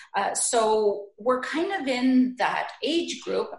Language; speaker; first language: English; native; English